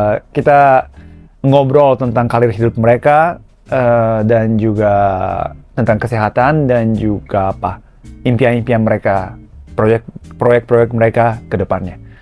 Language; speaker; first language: Indonesian; non-native, fluent; Japanese